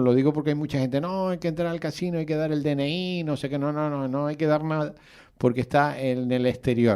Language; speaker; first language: Spanish; native; Spanish